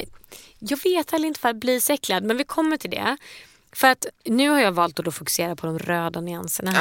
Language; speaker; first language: Swedish; native; Swedish